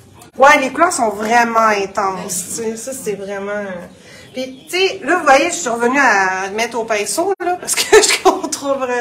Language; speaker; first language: French; native; French